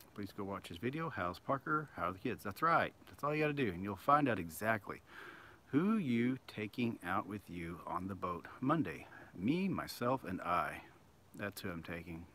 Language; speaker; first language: English; native; English